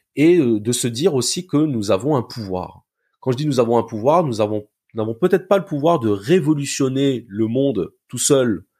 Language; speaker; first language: French; native; French